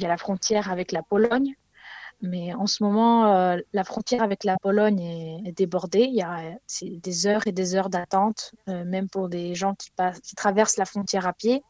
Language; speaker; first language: French; non-native, fluent; Ukrainian